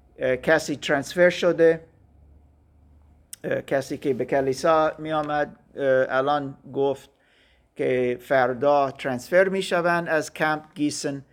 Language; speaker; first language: Persian; non-native, learner; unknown